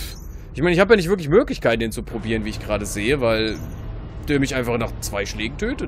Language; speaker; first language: German; native; German